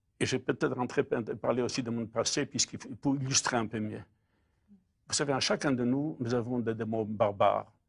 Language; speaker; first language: French; non-native, fluent; Polish